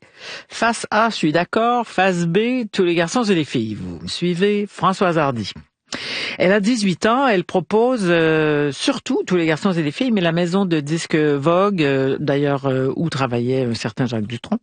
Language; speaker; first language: French; native; French